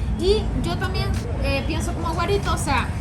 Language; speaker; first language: Spanish; native; Spanish